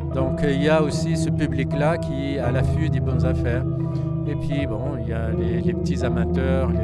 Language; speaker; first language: French; non-native, local second language; Arabic